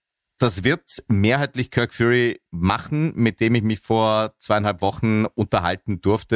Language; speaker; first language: German; native; German